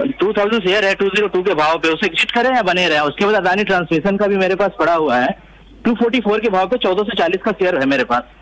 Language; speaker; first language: Hindi; native; Hindi